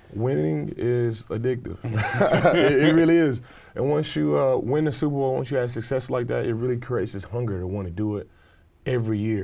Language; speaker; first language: English; native; English